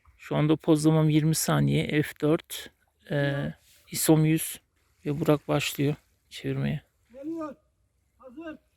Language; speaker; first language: Turkish; native; Turkish